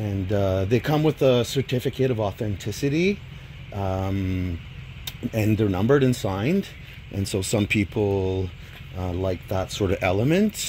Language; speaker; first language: English; native; English